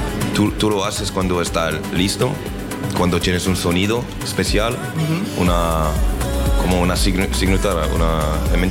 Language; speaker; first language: Spanish; non-native, learner; French